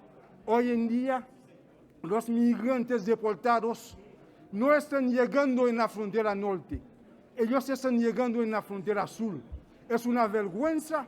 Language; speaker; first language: Spanish; non-native, fluent; Haitian Creole